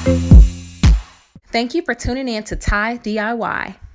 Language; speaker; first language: English; native; English